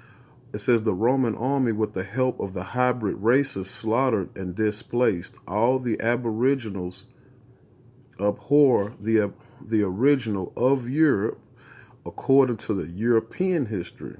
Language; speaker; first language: English; native; English